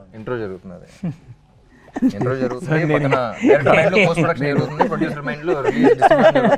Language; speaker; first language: Telugu; native; Telugu